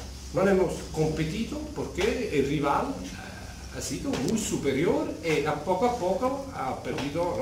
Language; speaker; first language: Spanish; non-native, fluent; Italian